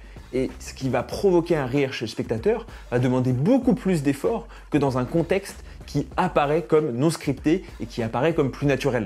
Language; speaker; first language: French; native; French